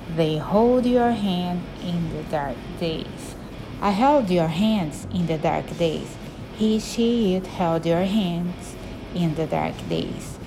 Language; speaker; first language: English; non-native, learner; Portuguese